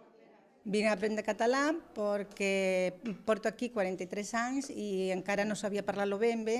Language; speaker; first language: Catalan; non-native, local second language; Spanish